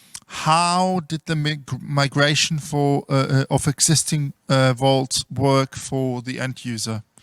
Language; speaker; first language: English; non-native, fluent; German